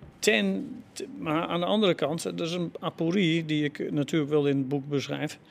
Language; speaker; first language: Dutch; native; Dutch